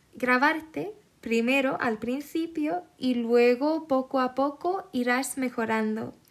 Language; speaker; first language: Spanish; non-native, fluent; Swedish